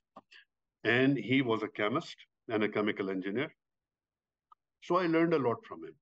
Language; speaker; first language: English; non-native, local second language; Urdu